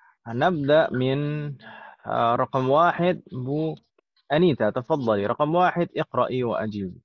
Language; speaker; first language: Arabic; non-native, fluent; Indonesian